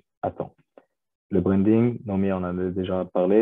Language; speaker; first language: French; non-native, fluent; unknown